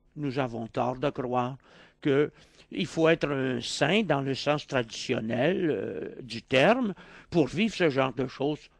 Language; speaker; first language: French; native; French